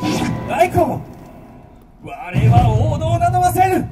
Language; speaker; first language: Japanese; native; Japanese